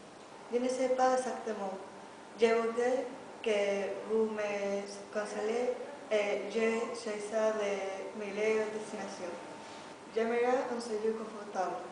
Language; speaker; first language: French; non-native, learner; Spanish